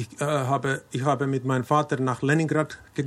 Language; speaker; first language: German; non-native, learner; Finnish